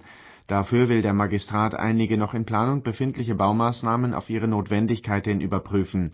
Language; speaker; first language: German; native; German